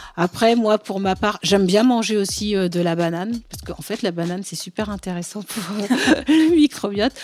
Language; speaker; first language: French; early bilingual, other home language; Bambara